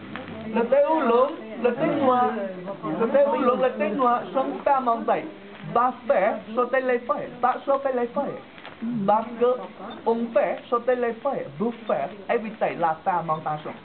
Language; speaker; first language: French; non-native, learner; Chinese